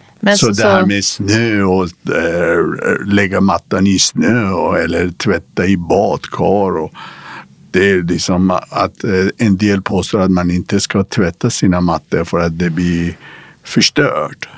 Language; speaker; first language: Swedish; non-native, fluent; Persian